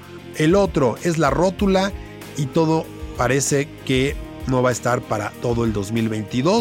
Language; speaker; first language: Spanish; native; Spanish